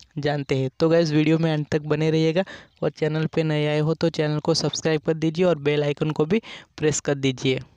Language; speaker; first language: Hindi; non-native, local second language; Gujarati